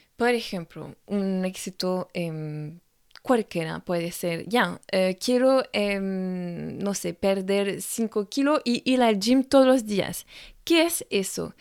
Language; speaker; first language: Spanish; non-native, fluent; French